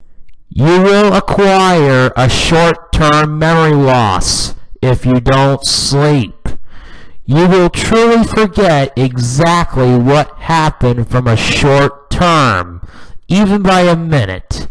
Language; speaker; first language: English; native; English